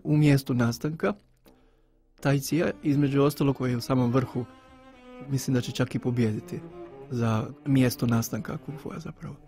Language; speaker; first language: Bosnian; native; Bosnian